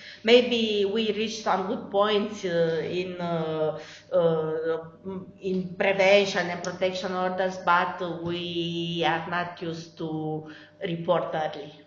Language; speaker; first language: English; non-native, fluent; Romanian